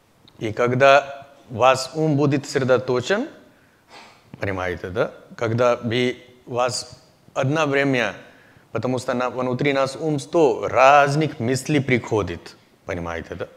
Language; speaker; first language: Russian; non-native, learner; Hindi